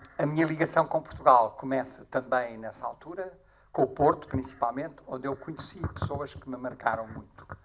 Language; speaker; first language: Portuguese; native; Portuguese